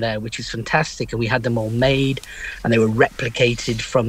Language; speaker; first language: English; native; English